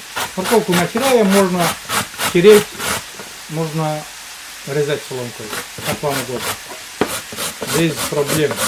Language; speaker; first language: Russian; native; Russian